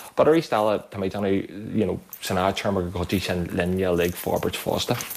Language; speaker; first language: Irish; native; Irish